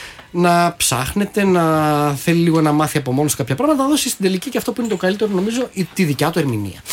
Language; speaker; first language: Greek; native; Greek